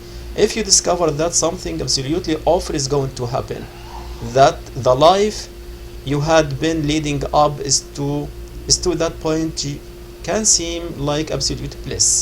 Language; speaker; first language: English; non-native, fluent; Arabic